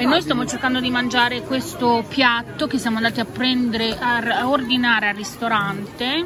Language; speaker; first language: Italian; native; Italian